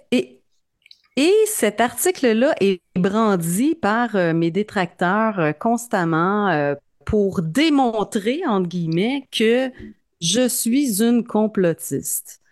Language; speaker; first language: French; native; French